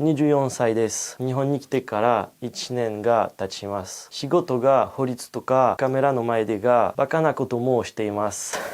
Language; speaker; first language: Japanese; non-native, learner; French